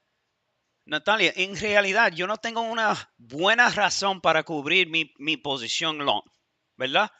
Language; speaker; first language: Spanish; non-native, learner; English